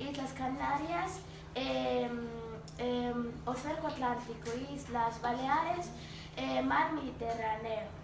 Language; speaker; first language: Spanish; non-native, local second language; Galician